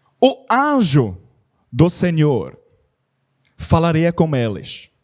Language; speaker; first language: Portuguese; non-native, learner; English